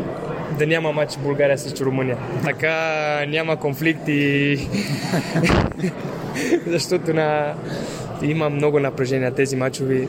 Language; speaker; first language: Bulgarian; non-native, fluent; Romanian